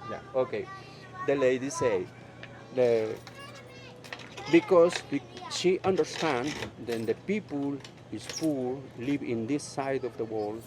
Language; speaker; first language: English; non-native, fluent; Spanish